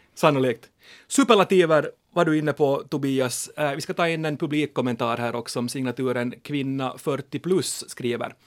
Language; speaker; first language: Swedish; native; Swedish